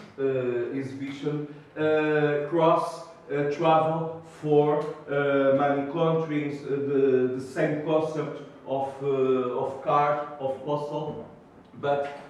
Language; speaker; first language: English; non-native, learner; Portuguese